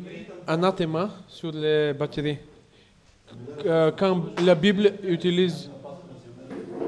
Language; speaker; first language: French; non-native, fluent; Bulgarian